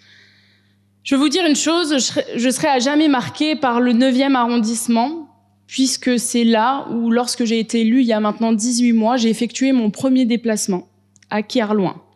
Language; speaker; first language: French; native; French